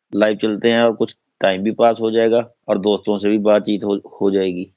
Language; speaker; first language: Hindi; non-native, local second language; Punjabi